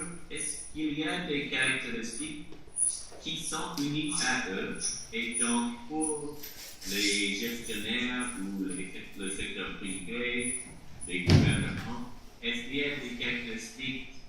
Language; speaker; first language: French; non-native, fluent; English